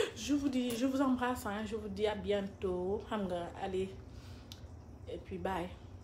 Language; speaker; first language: French; non-native, local second language; Wolof